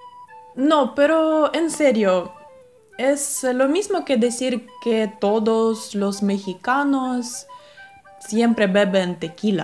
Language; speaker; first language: Spanish; non-native, fluent; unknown